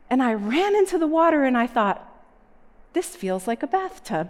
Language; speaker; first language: English; native; English